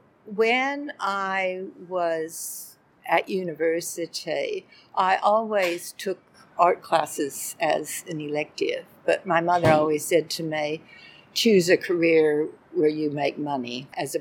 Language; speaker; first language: English; native; English